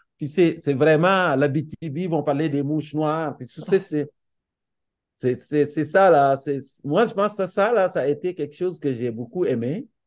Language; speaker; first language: French; non-native, local second language; Serer